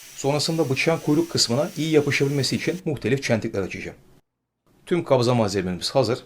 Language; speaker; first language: Turkish; native; Turkish